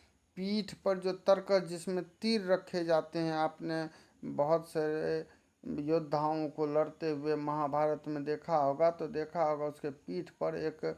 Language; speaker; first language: Hindi; native; Hindi